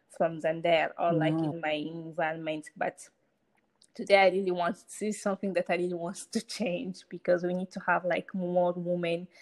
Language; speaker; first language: English; non-native, fluent; Hausa